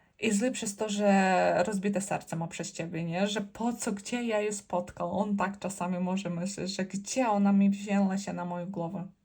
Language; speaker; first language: Polish; non-native, learner; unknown